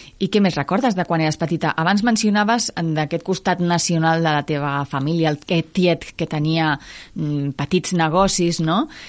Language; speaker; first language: Catalan; native; Catalan